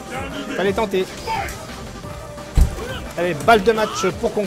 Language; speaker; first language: French; native; French